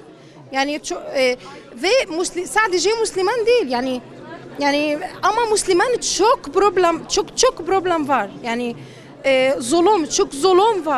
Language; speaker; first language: Turkish; non-native, learner; Arabic